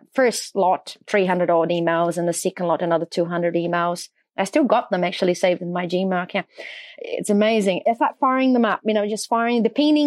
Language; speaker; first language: English; non-native, fluent; Portuguese